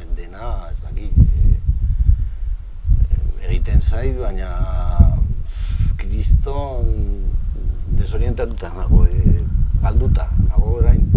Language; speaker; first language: Basque; non-native, local second language; Spanish